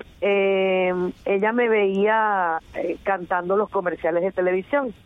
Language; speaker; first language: Spanish; native; Spanish